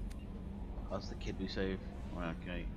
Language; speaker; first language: English; native; English